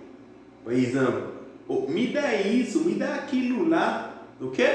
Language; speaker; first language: Portuguese; non-native, fluent; Haitian Creole